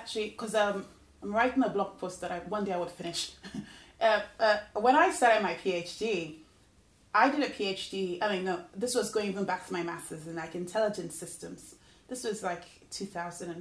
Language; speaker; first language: English; non-native, local second language; Yoruba